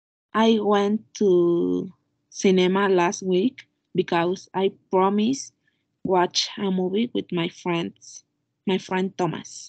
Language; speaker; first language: English; non-native, learner; Spanish